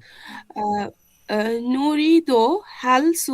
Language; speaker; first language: Korean; non-native, learner; Bangla